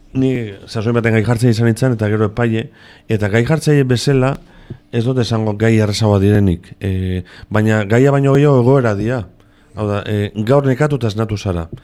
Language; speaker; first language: Basque; native; Basque